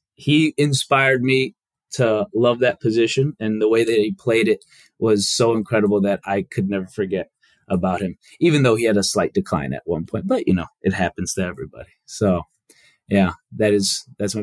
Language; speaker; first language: English; early bilingual, other home language; Albanian